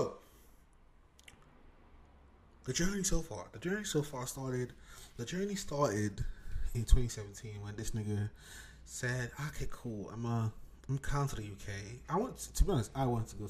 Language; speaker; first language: English; non-native, local second language; Yoruba